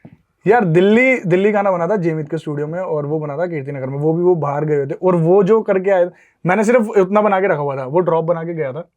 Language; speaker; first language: Hindi; native; Hindi